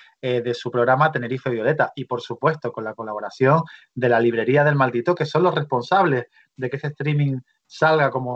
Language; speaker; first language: Spanish; native; Spanish